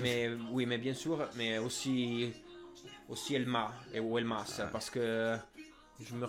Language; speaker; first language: French; non-native, fluent; Italian